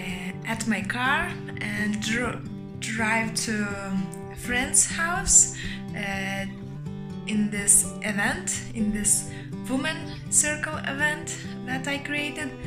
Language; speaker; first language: English; non-native, learner; Lithuanian